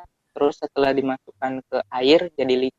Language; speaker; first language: Indonesian; native; Indonesian